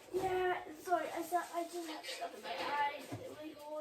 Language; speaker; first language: English; native; English